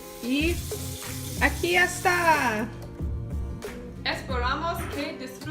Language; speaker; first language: Spanish; non-native, learner; English